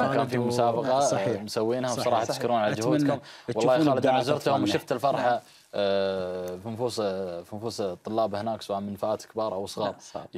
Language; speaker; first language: Arabic; native; Arabic